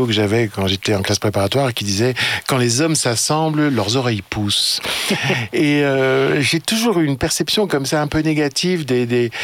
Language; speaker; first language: French; native; French